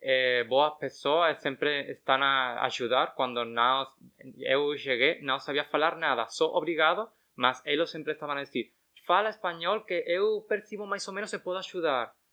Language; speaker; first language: Portuguese; non-native, learner; Spanish